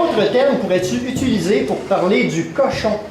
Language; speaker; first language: French; native; French